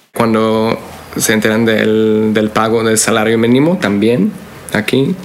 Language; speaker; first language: Spanish; non-native, fluent; English